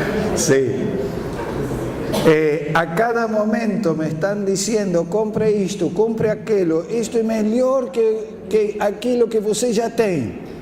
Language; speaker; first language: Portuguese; non-native, fluent; Spanish